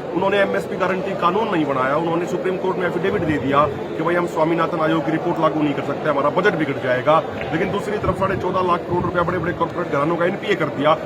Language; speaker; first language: Hindi; native; Hindi